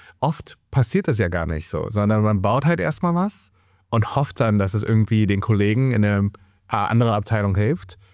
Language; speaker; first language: German; early bilingual, other home language; Chinese